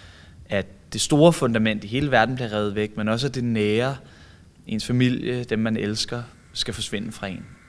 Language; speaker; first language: Danish; native; Danish